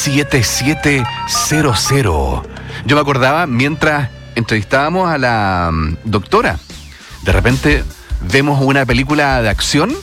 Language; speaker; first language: Spanish; native; Spanish